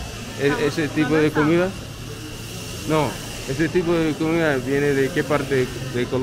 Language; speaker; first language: Spanish; non-native, learner; English